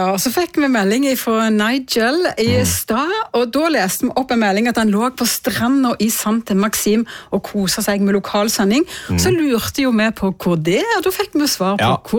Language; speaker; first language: Norwegian; native; Norwegian